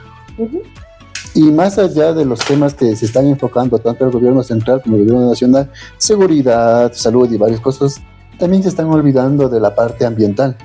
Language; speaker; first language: Spanish; native; Spanish